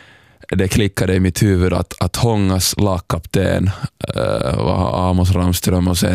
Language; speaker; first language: Swedish; non-native, local second language; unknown